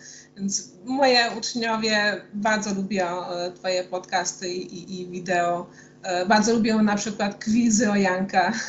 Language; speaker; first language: Polish; non-native, fluent; Hungarian